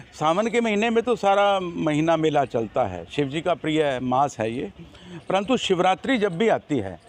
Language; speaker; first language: Hindi; native; Hindi